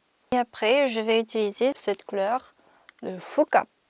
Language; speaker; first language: French; non-native, fluent; Korean